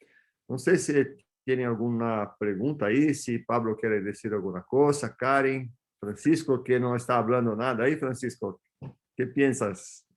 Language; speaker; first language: Spanish; non-native, fluent; Portuguese